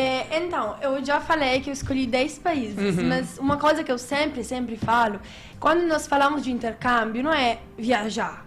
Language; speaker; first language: Portuguese; non-native, fluent; Italian